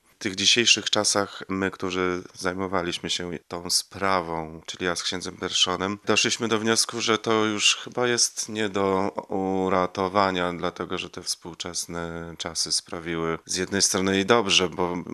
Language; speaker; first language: Polish; native; Polish